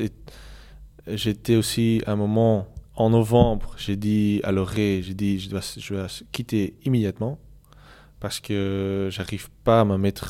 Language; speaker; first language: French; non-native, local second language; Dutch